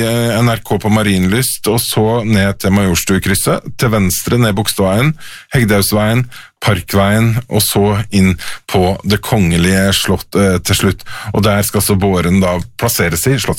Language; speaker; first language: Norwegian; native; Norwegian